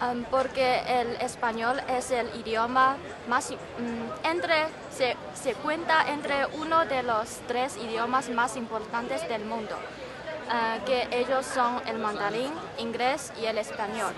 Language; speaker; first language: Spanish; non-native, learner; Chinese